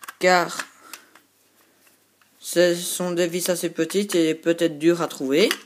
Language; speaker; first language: French; native; French